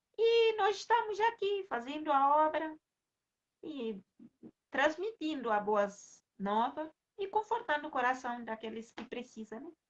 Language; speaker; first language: Portuguese; non-native, local second language; Kabuverdianu